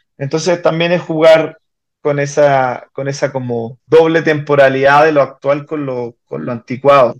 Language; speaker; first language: Spanish; native; Spanish